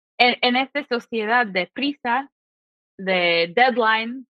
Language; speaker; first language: Spanish; non-native, fluent; English